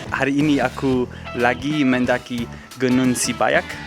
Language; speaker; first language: Indonesian; non-native, learner; English